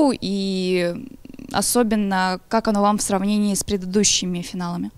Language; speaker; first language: Russian; native; Russian